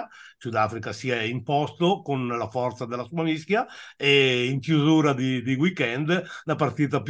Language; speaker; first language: Italian; native; Italian